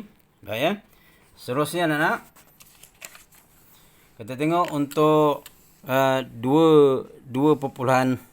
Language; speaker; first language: Malay; native; Malay